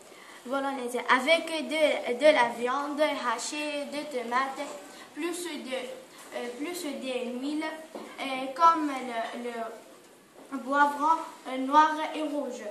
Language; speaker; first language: French; non-native, learner; Arabic